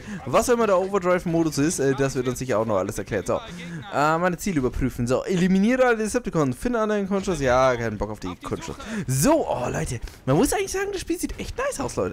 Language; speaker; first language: German; native; German